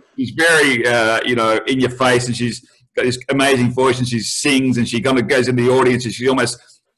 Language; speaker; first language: English; native; English